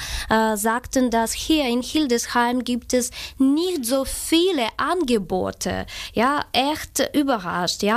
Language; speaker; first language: German; non-native, learner; Ukrainian